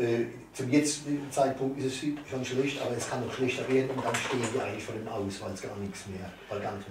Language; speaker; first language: German; native; German